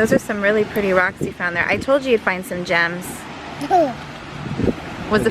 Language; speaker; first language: English; native; English